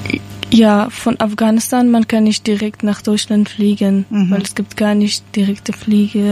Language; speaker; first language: German; non-native, learner; Persian